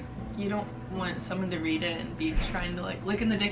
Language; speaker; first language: English; native; English